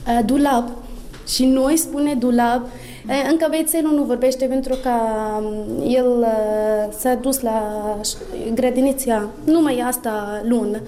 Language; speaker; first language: Romanian; non-native, learner; Arabic